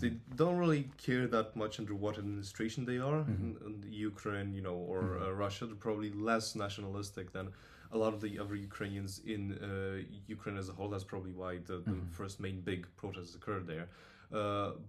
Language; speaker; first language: English; non-native, fluent; Polish